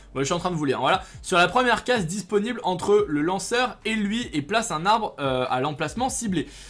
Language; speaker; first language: French; native; French